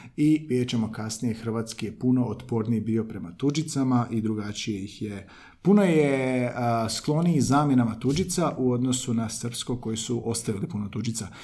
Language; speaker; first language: Croatian; native; Croatian